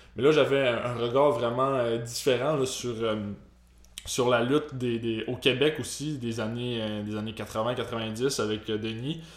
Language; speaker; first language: French; native; French